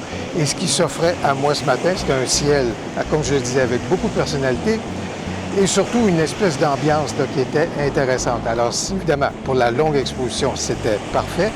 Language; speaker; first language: French; native; French